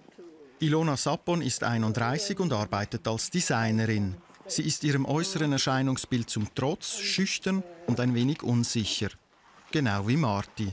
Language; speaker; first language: German; native; German